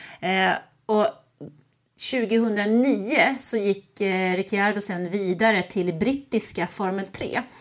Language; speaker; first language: Swedish; early bilingual, other home language; German